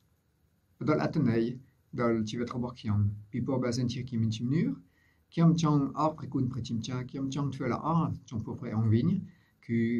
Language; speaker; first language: Khmer; non-native, fluent; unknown